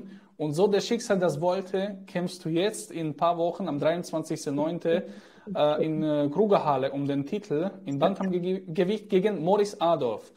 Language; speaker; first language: German; native; German